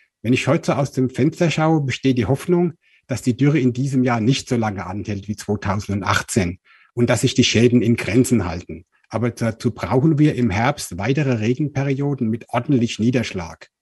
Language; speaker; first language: German; native; German